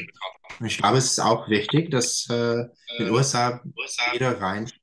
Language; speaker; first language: German; non-native, fluent; English